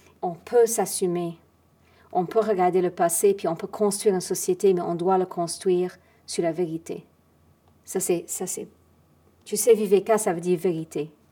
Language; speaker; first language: French; non-native, fluent; English